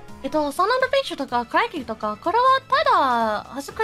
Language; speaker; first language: Japanese; non-native, learner; English